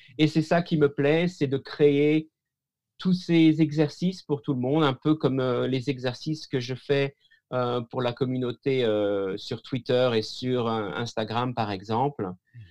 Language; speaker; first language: French; native; French